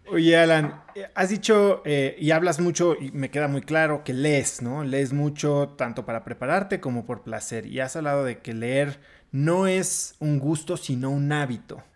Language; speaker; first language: Spanish; native; Spanish